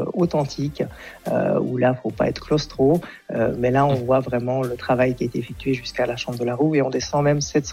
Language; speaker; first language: French; native; French